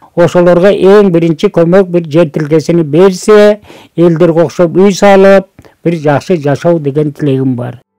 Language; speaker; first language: Kyrgyz; early bilingual, heritage; Kyrgyz